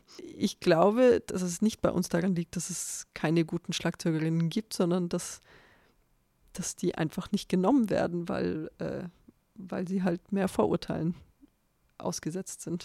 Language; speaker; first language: German; native; German